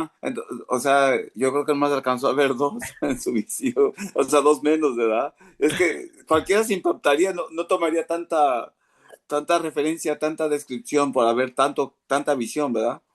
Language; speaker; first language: Spanish; native; Spanish